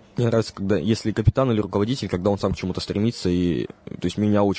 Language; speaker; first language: Russian; native; Russian